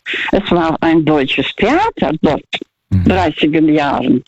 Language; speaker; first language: German; non-native, fluent; Russian